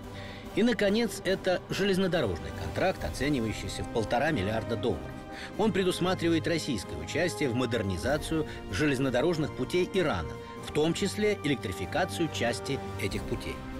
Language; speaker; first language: Russian; native; Russian